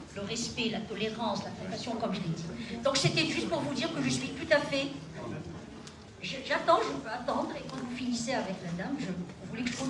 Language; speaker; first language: French; non-native, local second language; Arabic